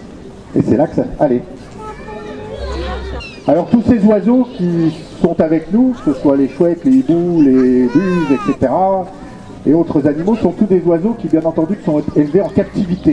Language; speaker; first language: French; native; French